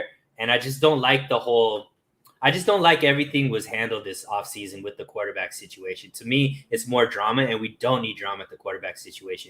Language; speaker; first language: English; native; English